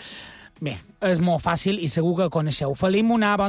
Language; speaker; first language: Catalan; native; Catalan